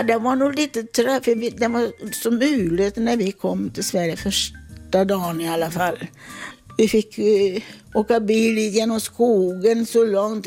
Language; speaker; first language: Swedish; non-native, fluent; Italian